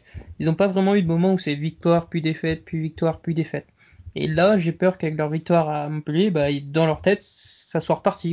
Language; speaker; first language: French; native; French